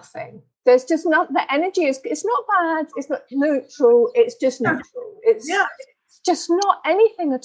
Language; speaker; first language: English; native; English